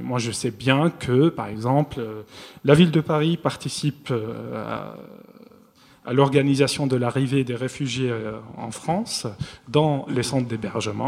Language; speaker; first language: French; non-native, fluent; Arabic